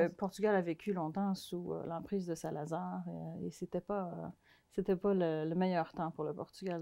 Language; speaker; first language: French; non-native, fluent; Portuguese